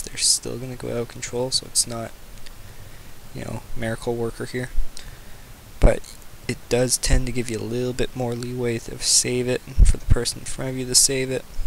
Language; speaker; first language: English; native; English